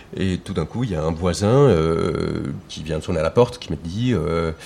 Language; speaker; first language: French; non-native, fluent; Spanish